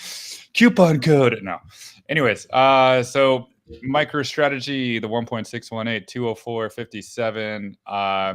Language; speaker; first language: English; native; English